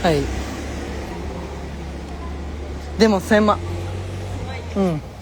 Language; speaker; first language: Japanese; non-native, learner; Filipino